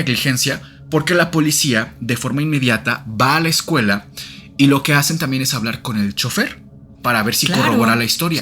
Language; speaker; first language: Spanish; native; Spanish